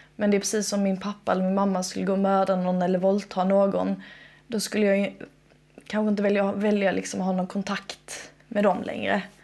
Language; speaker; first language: Swedish; native; Swedish